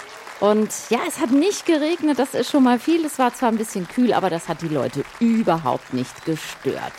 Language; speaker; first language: German; native; German